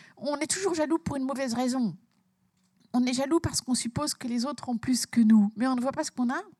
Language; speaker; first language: French; early bilingual, heritage; French